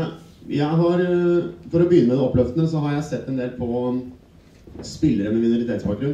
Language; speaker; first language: Norwegian; native; Norwegian